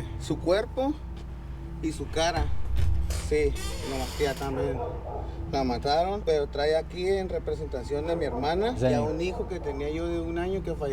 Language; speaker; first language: Spanish; native; Spanish